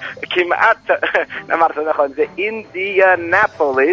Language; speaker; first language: Hebrew; non-native, fluent; English